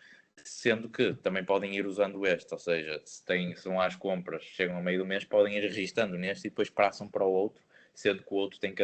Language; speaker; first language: Portuguese; native; Portuguese